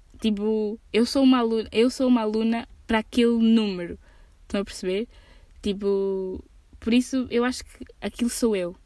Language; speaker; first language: Portuguese; early bilingual, heritage; Portuguese